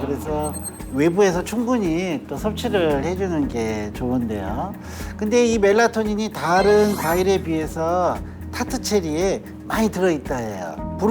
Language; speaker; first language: Korean; native; Korean